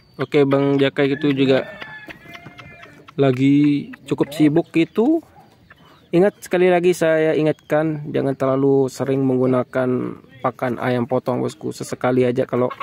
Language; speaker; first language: Indonesian; native; Indonesian